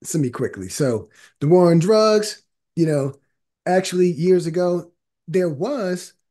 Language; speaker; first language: English; native; English